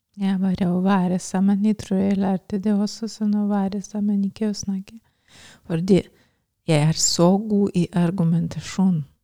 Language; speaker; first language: Norwegian; non-native, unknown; Lithuanian